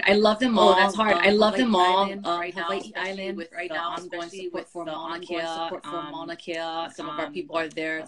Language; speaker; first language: English; native; English